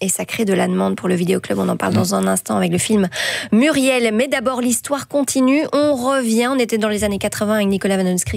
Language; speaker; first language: French; native; French